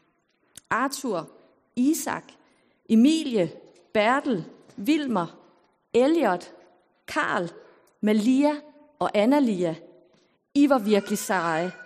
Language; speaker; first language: Danish; native; Danish